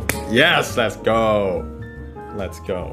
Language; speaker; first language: English; non-native, fluent; Indonesian